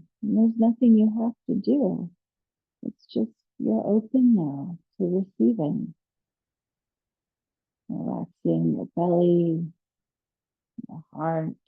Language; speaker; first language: English; native; English